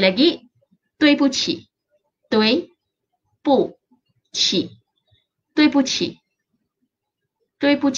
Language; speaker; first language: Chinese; non-native, local second language; Malay